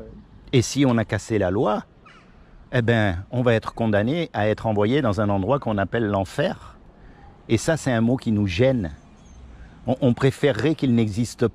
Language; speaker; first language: French; native; French